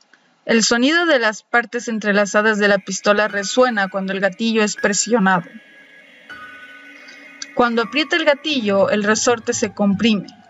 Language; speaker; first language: Spanish; native; Spanish